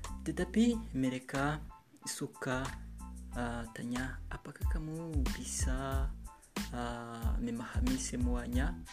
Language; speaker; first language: Indonesian; non-native, learner; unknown